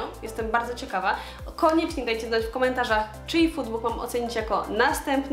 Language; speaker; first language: Polish; native; Polish